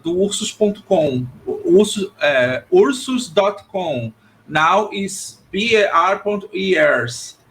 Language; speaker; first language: English; non-native, learner; Portuguese